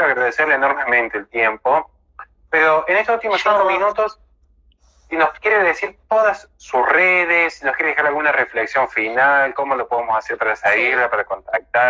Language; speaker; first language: Spanish; native; Spanish